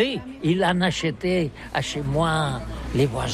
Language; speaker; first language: French; non-native, learner; Catalan